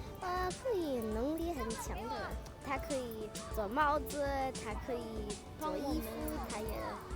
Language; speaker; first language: Chinese; early bilingual, other home language; Dutch